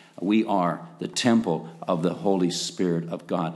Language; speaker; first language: English; native; English